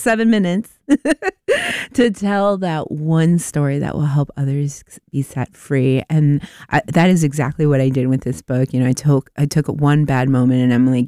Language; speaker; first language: English; native; English